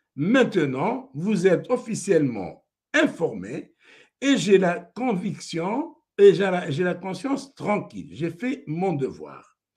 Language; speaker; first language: French; non-native, local second language; Arabic